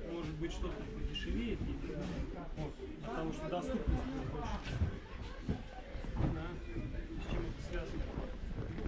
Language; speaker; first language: Russian; native; Russian